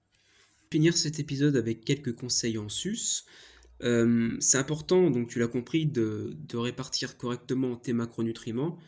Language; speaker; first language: French; native; French